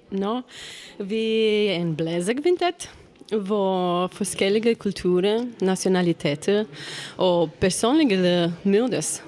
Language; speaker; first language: Danish; non-native, learner; Romanian